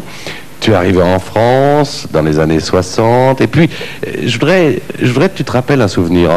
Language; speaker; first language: French; native; French